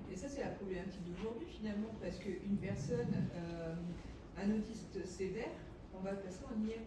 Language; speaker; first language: French; native; French